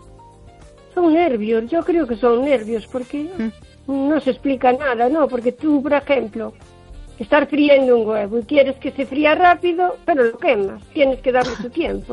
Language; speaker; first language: Spanish; native; Spanish